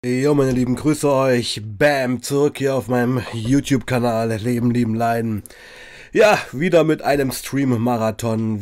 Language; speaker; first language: German; native; German